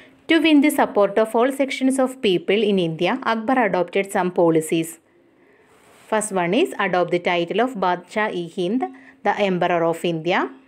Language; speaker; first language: English; non-native, local second language; Malayalam